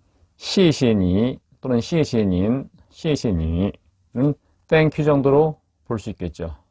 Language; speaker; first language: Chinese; non-native, fluent; Korean